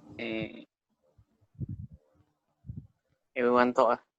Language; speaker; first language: English; non-native, local second language; Malay